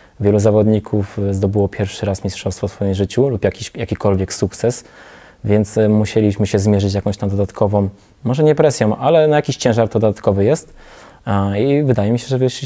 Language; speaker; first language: Polish; native; Polish